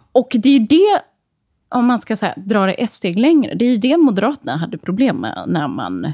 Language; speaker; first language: Swedish; early bilingual, other home language; Serbian